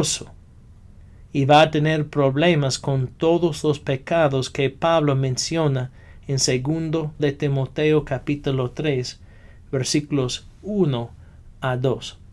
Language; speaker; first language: Spanish; non-native, fluent; English